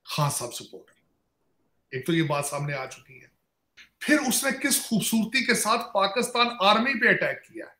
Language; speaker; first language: Urdu; native; Urdu